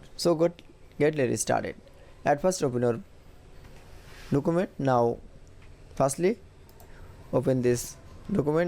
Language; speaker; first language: English; non-native, learner; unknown